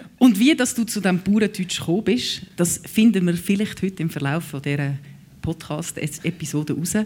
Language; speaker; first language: German; native; German